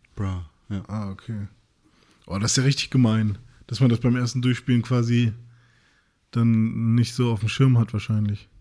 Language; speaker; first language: German; native; German